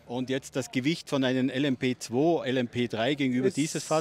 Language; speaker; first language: German; native; German